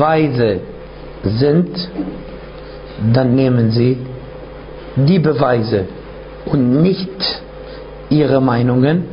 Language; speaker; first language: German; non-native, fluent; Arabic